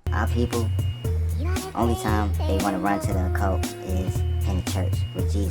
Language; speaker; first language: English; native; English